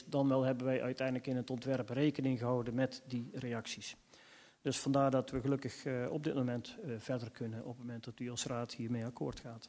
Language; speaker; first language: Dutch; native; Dutch